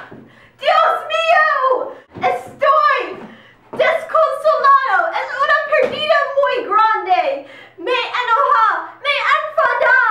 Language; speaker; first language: Spanish; non-native, learner; English